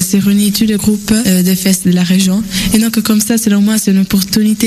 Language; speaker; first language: French; non-native, fluent; Italian